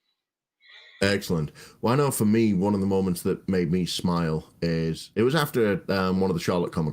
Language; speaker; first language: English; native; English